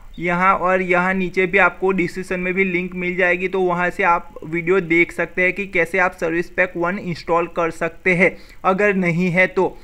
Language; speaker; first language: Hindi; non-native, local second language; Gujarati